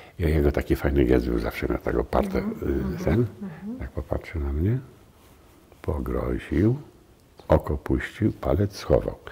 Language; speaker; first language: Polish; native; Polish